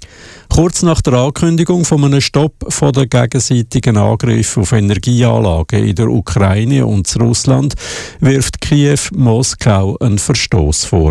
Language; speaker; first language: German; native; German